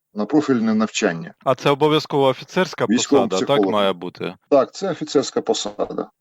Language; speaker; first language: Ukrainian; native; Ukrainian